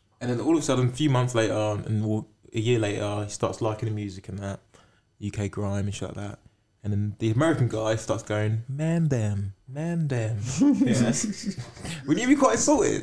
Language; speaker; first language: English; native; English